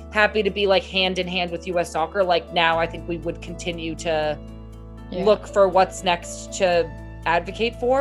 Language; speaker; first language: English; native; English